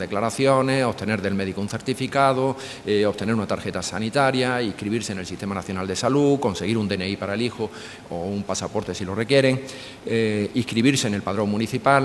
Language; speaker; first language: Spanish; native; Spanish